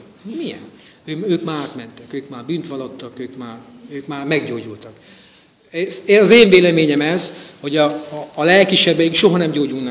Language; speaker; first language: Hungarian; native; Hungarian